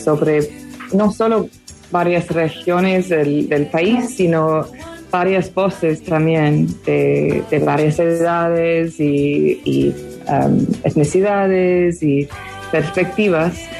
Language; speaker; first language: Spanish; non-native, fluent; English